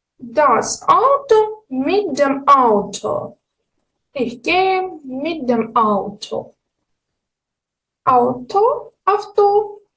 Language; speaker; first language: German; non-native, fluent; Ukrainian